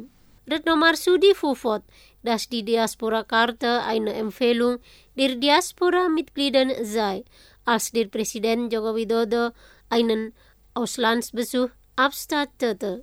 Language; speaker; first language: German; non-native, fluent; Indonesian